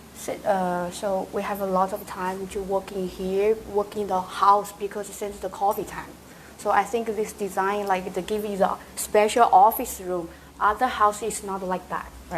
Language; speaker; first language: English; non-native, learner; Thai